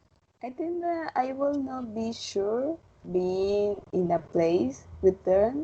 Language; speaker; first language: English; non-native, learner; Spanish